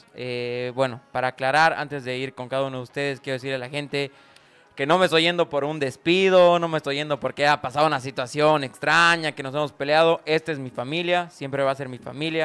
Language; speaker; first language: Spanish; native; Spanish